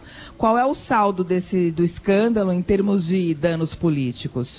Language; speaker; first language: Portuguese; native; Portuguese